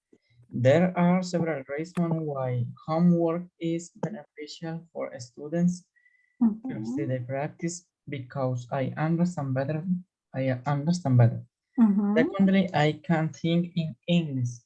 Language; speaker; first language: English; non-native, learner; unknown